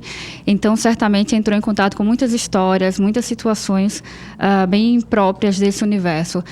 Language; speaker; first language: Portuguese; native; Portuguese